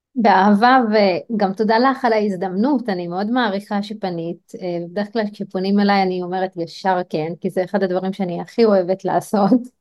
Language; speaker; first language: Hebrew; non-native, local second language; Arabic